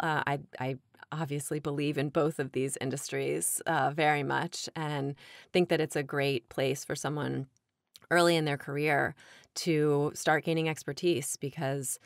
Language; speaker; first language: English; native; English